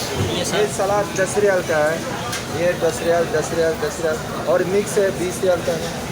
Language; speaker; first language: Hindi; non-native, learner; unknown